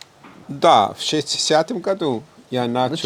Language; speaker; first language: Russian; non-native, fluent; English